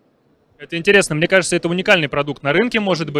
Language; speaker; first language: Russian; native; Russian